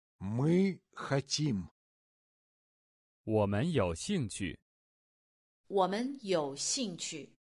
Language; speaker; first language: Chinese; non-native, fluent; Russian